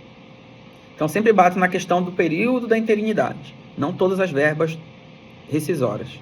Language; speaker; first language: Portuguese; native; Portuguese